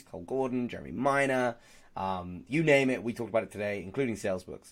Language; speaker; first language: English; native; English